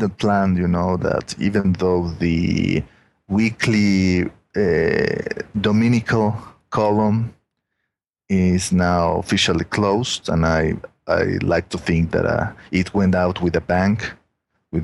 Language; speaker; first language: English; non-native, fluent; Spanish